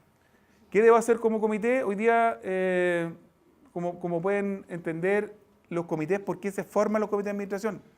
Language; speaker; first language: Spanish; native; Spanish